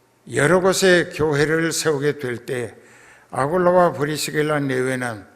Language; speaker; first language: Korean; native; Korean